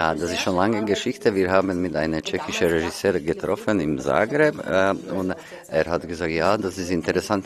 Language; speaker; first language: German; non-native, learner; Slovak